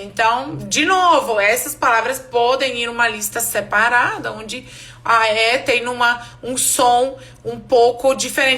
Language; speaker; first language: Portuguese; non-native, fluent; English